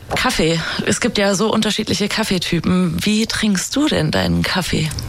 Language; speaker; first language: German; native; German